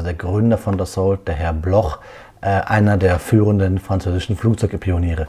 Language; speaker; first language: German; native; German